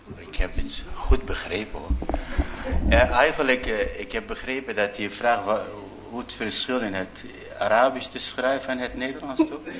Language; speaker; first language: Dutch; non-native, fluent; Arabic